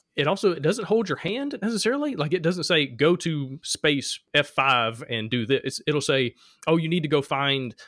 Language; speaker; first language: English; native; English